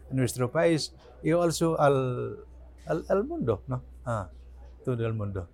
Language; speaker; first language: Spanish; non-native, learner; Cebuano